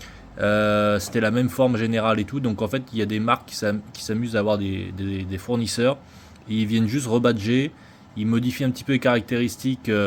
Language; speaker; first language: French; native; French